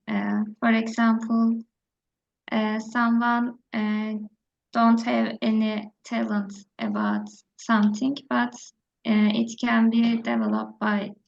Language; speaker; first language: English; non-native, learner; Turkish